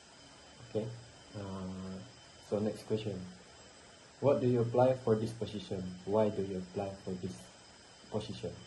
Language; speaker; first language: English; non-native, learner; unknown